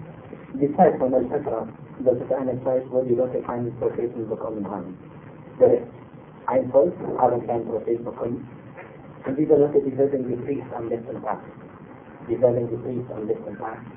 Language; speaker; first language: German; non-native, fluent; Arabic